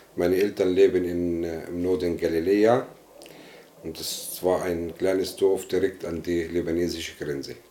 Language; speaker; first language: German; non-native, fluent; Arabic